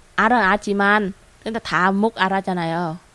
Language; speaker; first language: Korean; non-native, learner; Vietnamese